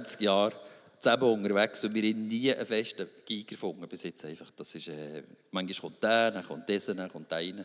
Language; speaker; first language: German; native; German